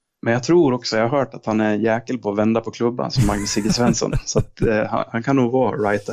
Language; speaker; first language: Swedish; native; Swedish